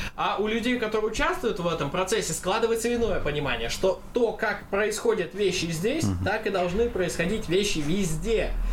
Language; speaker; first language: Russian; non-native, local second language; Kazakh